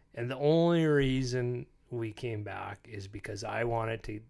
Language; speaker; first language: English; native; English